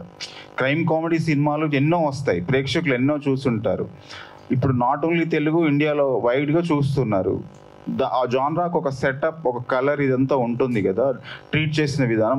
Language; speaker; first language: Telugu; native; Telugu